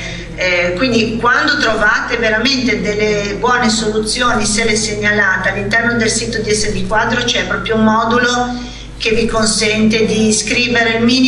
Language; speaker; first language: Italian; native; Italian